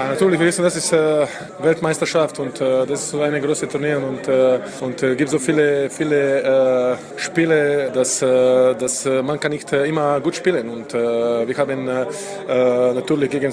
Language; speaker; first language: German; non-native, fluent; Slovenian